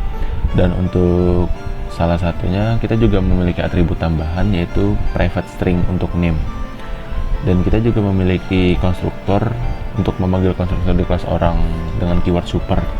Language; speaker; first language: Indonesian; native; Indonesian